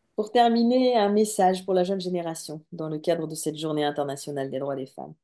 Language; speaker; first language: French; native; French